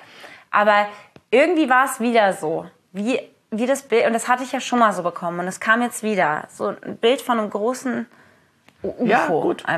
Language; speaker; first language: German; native; German